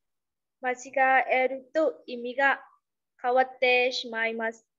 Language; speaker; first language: Japanese; non-native, learner; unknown